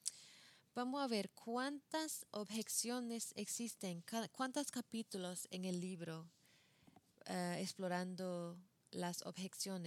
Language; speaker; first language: Spanish; non-native, fluent; English